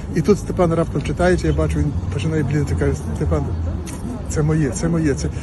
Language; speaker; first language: Ukrainian; native; Ukrainian